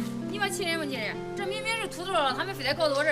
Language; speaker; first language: Chinese; native; Chinese